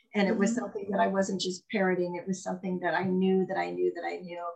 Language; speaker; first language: English; native; English